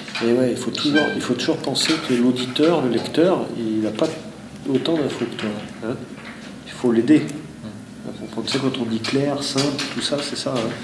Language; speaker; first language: French; native; French